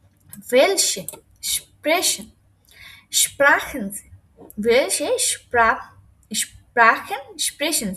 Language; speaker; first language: German; non-native, fluent; Bangla